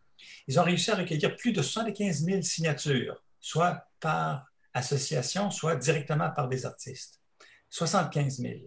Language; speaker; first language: French; native; French